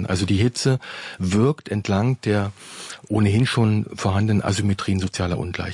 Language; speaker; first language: German; native; German